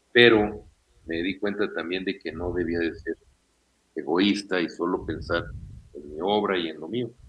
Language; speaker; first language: Spanish; native; Spanish